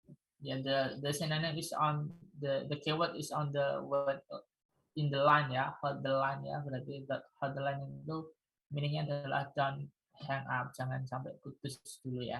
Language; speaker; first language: English; non-native, fluent; Indonesian